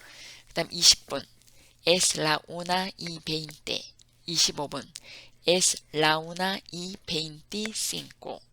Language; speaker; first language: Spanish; non-native, fluent; Korean